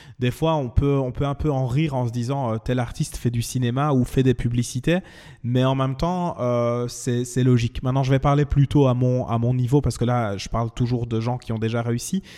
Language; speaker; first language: French; native; French